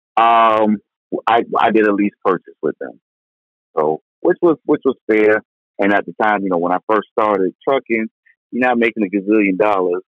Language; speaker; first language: English; native; English